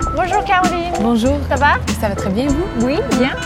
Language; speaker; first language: French; native; French